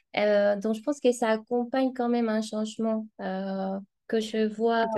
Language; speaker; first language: French; non-native, fluent; Spanish